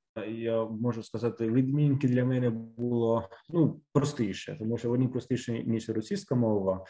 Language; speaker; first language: Ukrainian; non-native, fluent; Italian